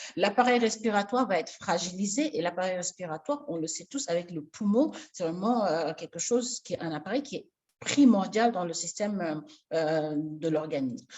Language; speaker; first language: French; non-native, local second language; Wolof